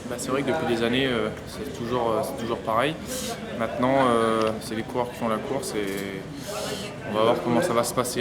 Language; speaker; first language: French; native; French